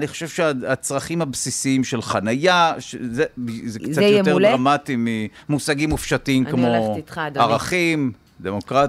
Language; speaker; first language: Hebrew; native; Hebrew